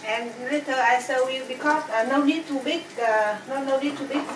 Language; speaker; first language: English; non-native, learner; Vietnamese